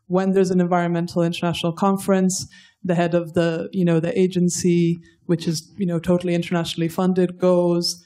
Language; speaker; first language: English; native; English